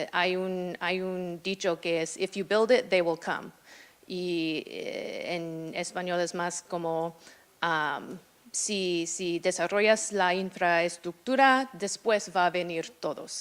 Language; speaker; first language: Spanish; non-native, fluent; English